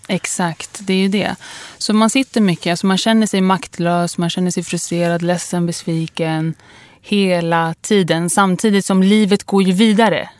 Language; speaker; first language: Swedish; early bilingual, other home language; Kurdish